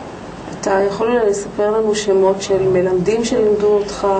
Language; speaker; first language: Hebrew; native; Hebrew